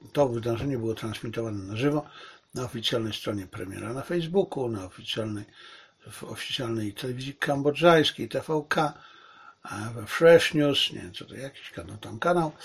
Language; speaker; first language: Polish; native; Polish